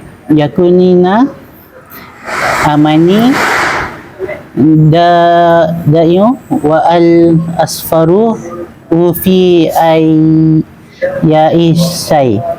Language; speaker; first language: Arabic; non-native, learner; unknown